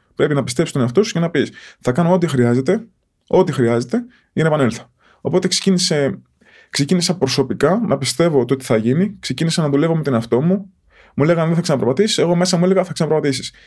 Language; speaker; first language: Greek; native; Greek